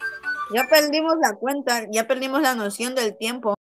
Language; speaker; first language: Spanish; native; Spanish